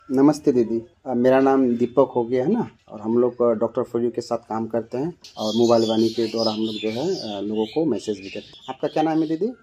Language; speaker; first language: Hindi; native; Hindi